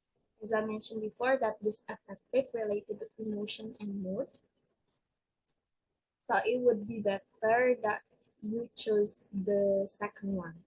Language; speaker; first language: English; non-native, learner; Indonesian